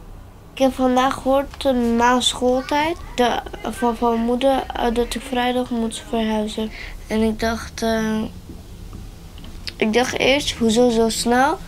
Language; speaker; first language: Dutch; early bilingual, other home language; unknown